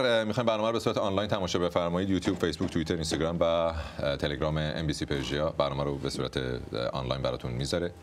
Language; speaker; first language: Persian; native; Persian